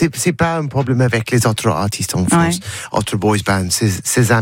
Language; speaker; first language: French; non-native, learner; English